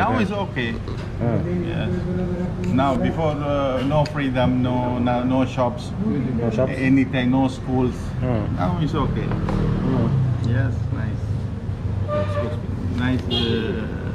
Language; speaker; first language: English; non-native, learner; Tamil